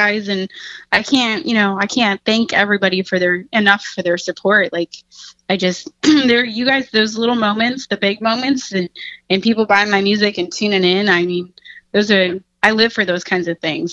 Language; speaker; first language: English; native; English